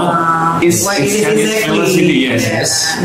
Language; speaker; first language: English; non-native, learner; Indonesian